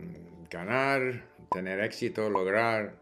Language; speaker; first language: Spanish; non-native, fluent; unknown